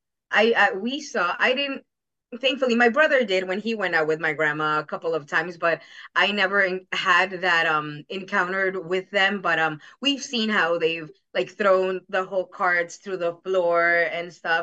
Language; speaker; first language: English; early bilingual, other home language; Spanish